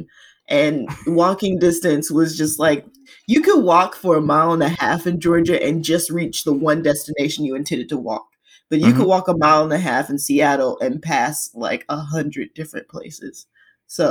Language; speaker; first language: English; native; English